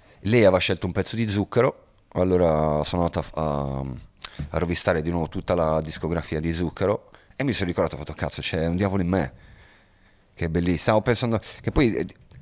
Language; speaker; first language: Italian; native; Italian